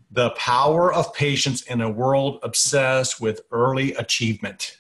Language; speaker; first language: English; native; English